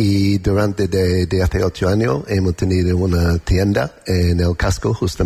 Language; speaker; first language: Spanish; non-native, learner; English